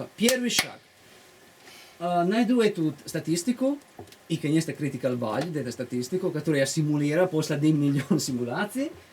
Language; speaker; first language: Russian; non-native, fluent; Italian